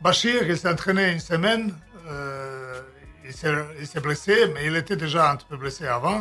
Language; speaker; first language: French; non-native, fluent; Serbian